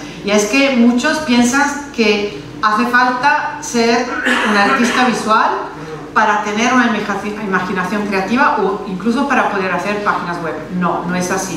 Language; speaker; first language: Spanish; non-native, fluent; Italian